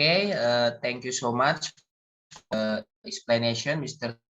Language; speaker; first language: English; non-native, learner; Indonesian